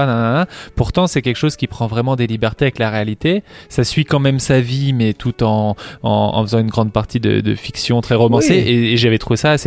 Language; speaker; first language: French; native; French